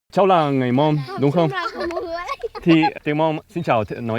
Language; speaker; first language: Vietnamese; non-native, learner; Polish